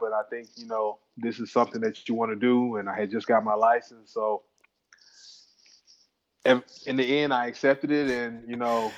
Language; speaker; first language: English; native; English